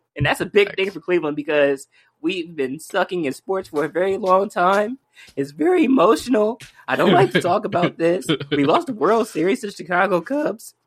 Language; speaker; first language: English; native; English